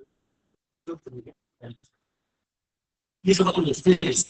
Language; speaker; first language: Spanish; native; Spanish